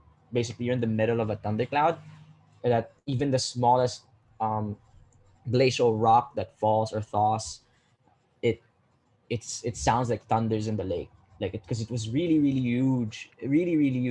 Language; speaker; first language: English; non-native, local second language; Filipino